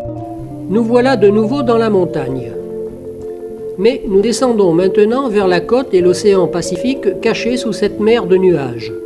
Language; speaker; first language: French; native; French